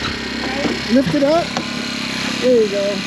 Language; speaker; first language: English; native; English